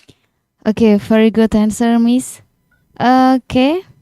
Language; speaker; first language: English; non-native, learner; Indonesian